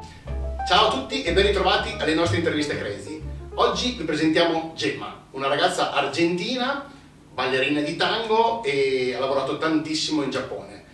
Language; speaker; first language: Italian; native; Italian